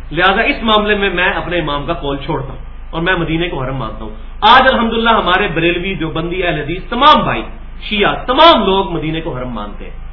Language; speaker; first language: Urdu; non-native, local second language; Punjabi